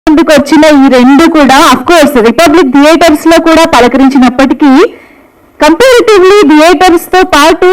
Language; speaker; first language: Telugu; native; Telugu